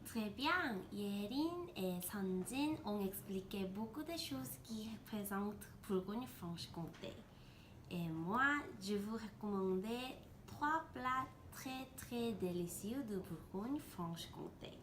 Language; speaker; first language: French; non-native, learner; Korean